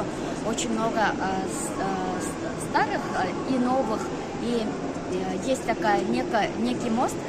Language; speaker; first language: Russian; non-native, local second language; Kyrgyz